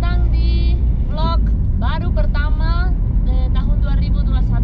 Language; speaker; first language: Indonesian; non-native, fluent; Spanish